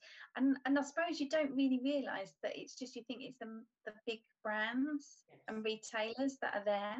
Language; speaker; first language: English; native; English